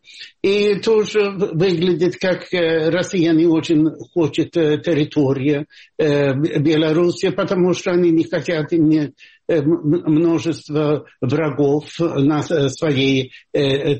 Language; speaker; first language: Russian; non-native, fluent; Swedish